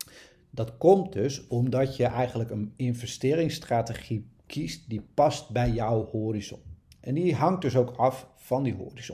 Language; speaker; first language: Dutch; native; Dutch